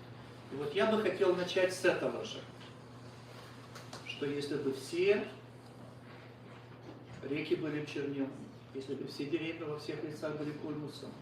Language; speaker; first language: Russian; native; Russian